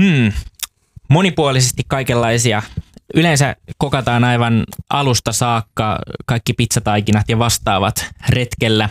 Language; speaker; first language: Finnish; native; Finnish